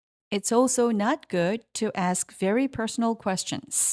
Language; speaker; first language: English; non-native, fluent; Korean